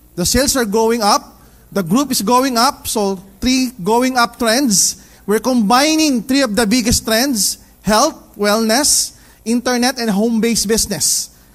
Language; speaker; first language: English; non-native, local second language; Filipino